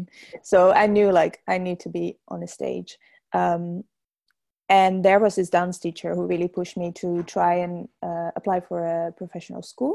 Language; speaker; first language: English; non-native, fluent; Dutch